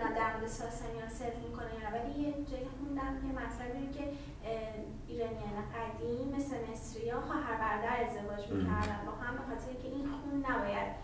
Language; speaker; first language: Persian; native; Persian